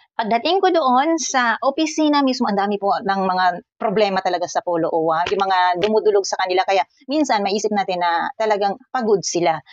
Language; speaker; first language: Filipino; non-native, local second language; Cebuano